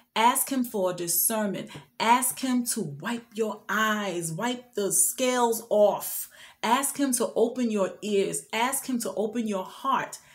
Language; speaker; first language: English; native; English